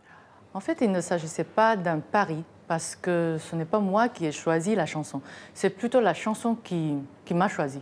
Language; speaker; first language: French; non-native, fluent; Chinese